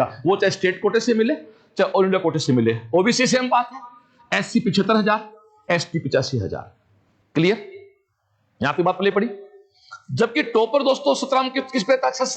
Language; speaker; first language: Hindi; native; Hindi